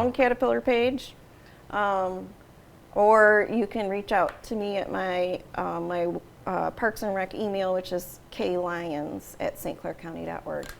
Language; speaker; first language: English; native; English